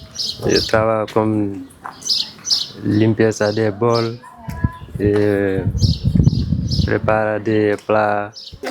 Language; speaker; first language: Spanish; non-native, learner; Fula